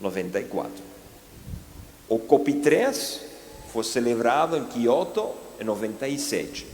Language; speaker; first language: Portuguese; non-native, fluent; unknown